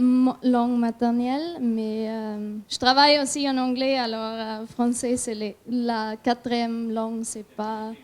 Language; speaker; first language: French; non-native, learner; German